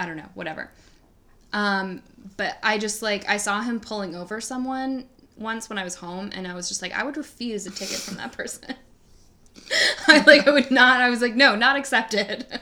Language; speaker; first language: English; native; English